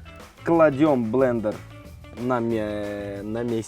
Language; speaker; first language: Russian; native; Russian